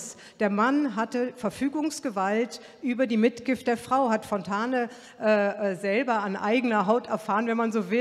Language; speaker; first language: German; native; German